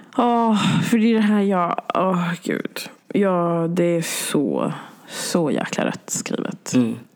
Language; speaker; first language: Swedish; native; Swedish